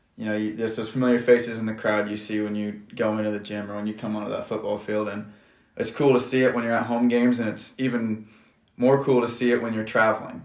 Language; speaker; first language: English; native; English